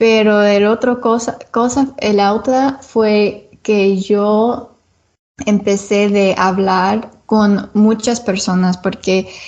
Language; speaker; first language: Spanish; non-native, learner; English